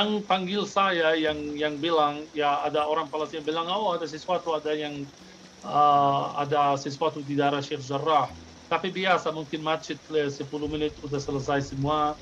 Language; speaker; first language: Indonesian; non-native, fluent; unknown